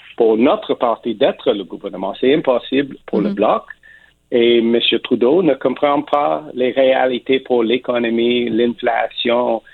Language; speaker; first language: French; non-native, local second language; English